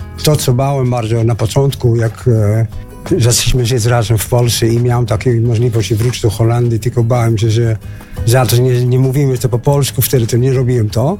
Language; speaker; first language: Polish; non-native, learner; Dutch